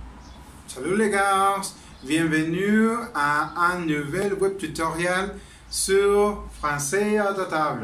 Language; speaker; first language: French; non-native, learner; Spanish